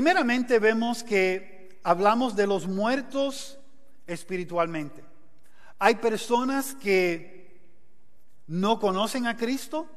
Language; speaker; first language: Spanish; non-native, fluent; English